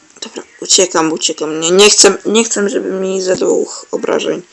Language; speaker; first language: Polish; native; Polish